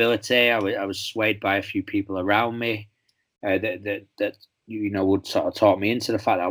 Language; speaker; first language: English; native; English